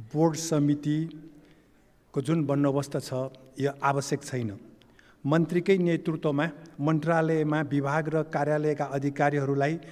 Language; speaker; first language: Nepali; non-native, local second language; Newari